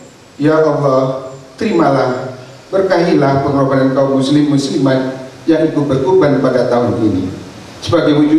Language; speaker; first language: Indonesian; native; Indonesian